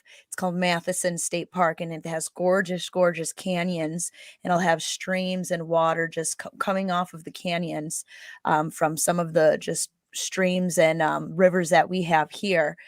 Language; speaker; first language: English; native; English